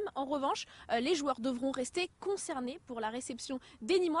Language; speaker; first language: French; native; French